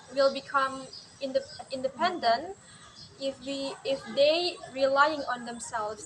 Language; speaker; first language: English; non-native, learner; Indonesian